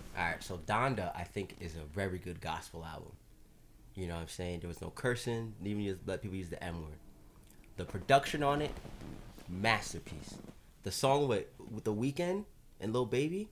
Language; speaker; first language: English; native; English